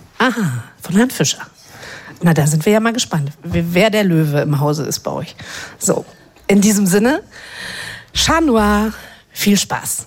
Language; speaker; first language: German; native; German